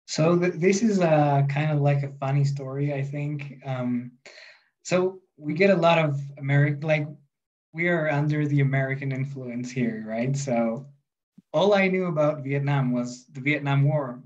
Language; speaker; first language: English; non-native, fluent; Spanish